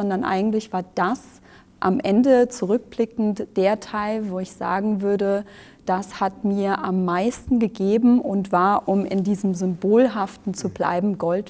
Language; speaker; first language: German; native; German